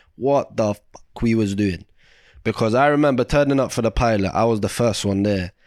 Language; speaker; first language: English; native; English